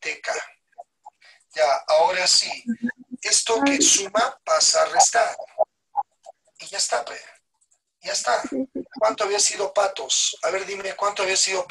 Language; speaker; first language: Spanish; native; Spanish